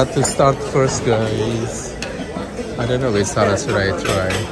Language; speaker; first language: English; non-native, learner; Indonesian